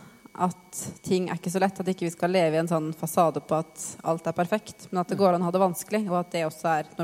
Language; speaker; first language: Norwegian; native; Norwegian